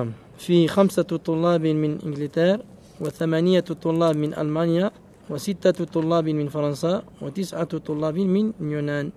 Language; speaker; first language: Arabic; early bilingual, heritage; Arabic